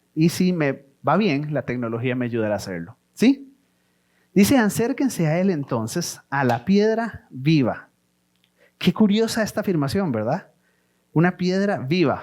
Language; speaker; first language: Spanish; native; Spanish